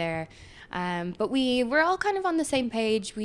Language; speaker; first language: English; native; English